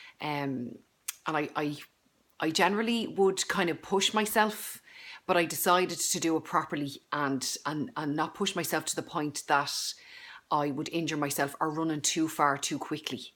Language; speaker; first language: English; native; English